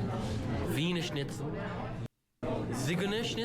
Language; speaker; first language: German; non-native, learner; English